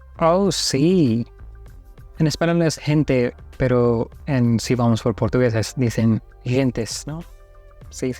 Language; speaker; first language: Spanish; non-native, learner; Hindi